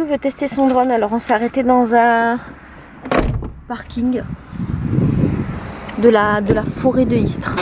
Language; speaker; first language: French; native; French